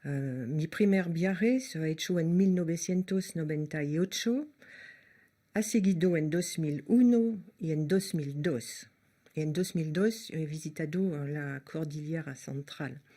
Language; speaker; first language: Spanish; non-native, learner; French